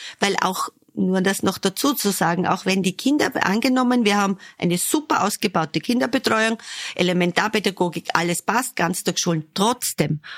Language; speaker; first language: German; native; German